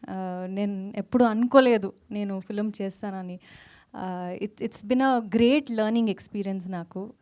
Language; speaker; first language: Telugu; non-native, fluent; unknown